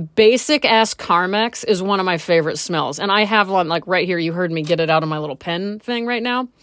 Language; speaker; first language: English; native; English